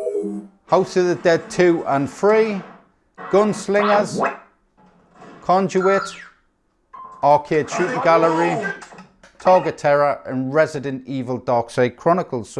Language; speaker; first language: English; native; English